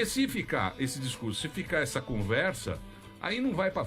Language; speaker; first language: Portuguese; native; Portuguese